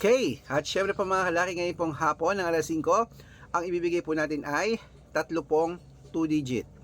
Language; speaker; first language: Filipino; native; Filipino